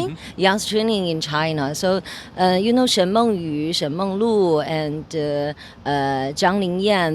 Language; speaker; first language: English; non-native, learner; Chinese